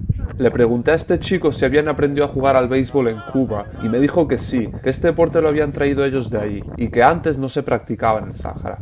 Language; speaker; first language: Spanish; native; Spanish